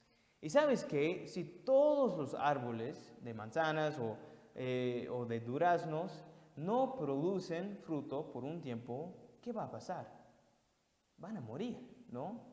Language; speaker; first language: Spanish; non-native, fluent; English